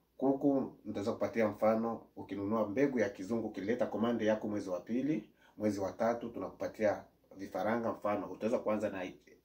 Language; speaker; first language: Swahili; native; Swahili